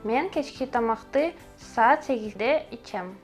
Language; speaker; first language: Kyrgyz; non-native, local second language; Russian